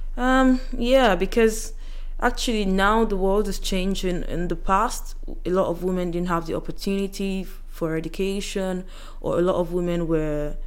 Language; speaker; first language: English; non-native, local second language; Yoruba